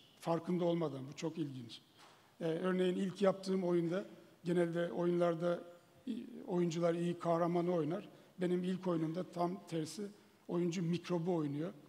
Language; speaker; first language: Turkish; native; Turkish